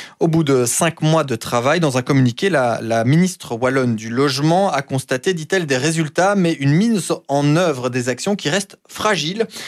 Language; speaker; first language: French; native; French